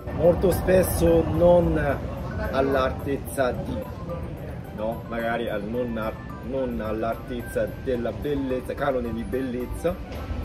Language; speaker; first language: Italian; non-native, fluent; Japanese